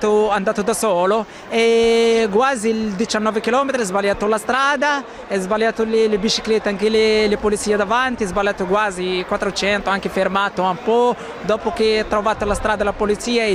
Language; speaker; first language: Italian; non-native, learner; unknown